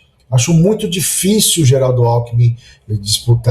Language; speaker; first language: Portuguese; native; Portuguese